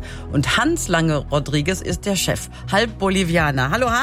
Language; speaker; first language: German; native; German